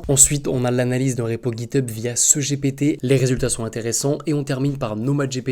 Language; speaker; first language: French; native; French